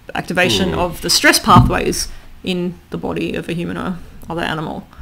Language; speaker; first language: English; native; English